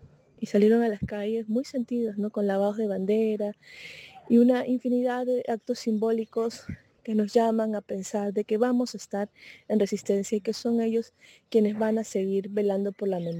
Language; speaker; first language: Spanish; native; Spanish